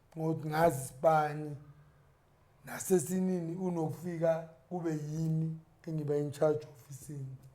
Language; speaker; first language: Zulu; native; Zulu